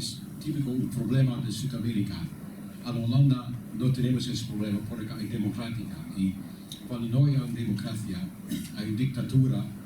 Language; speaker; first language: Spanish; non-native, learner; Dutch